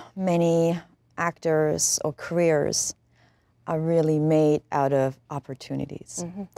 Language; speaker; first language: English; non-native, fluent; German